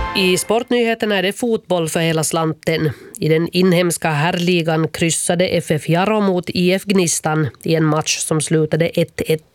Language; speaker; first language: Swedish; native; Swedish